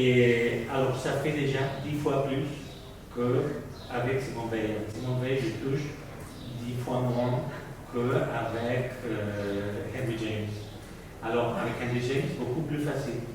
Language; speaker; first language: French; non-native, fluent; Spanish